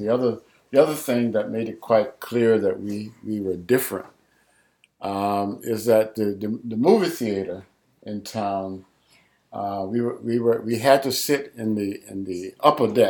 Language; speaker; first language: English; native; English